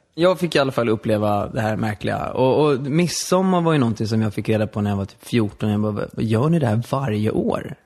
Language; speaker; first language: Swedish; native; Swedish